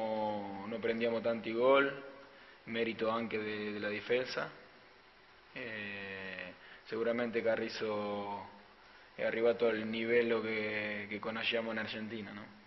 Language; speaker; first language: Italian; non-native, fluent; Spanish